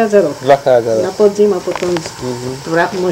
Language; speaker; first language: Czech; early bilingual, heritage; Czech